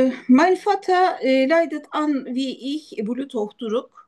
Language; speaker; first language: German; non-native, learner; Turkish